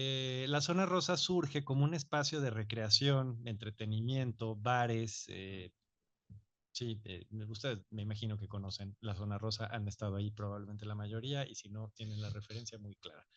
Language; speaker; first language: Spanish; native; Spanish